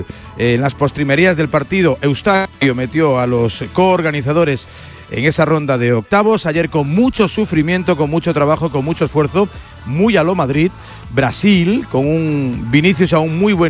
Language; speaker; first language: Spanish; native; Spanish